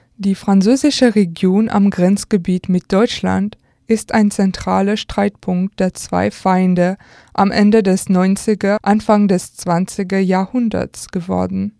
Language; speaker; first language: German; non-native, fluent; French